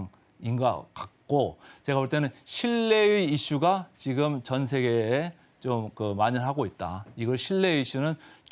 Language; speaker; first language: Korean; native; Korean